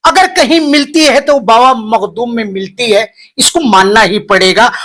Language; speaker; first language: Hindi; non-native, local second language; Marathi